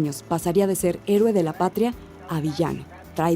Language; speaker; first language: Spanish; native; Spanish